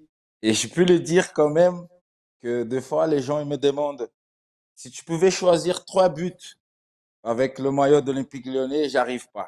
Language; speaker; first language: French; non-native, fluent; Portuguese